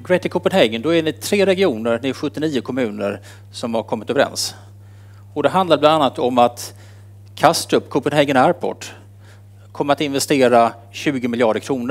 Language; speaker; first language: Swedish; native; Swedish